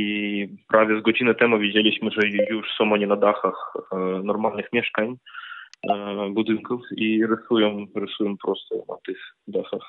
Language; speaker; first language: Polish; non-native, fluent; Ukrainian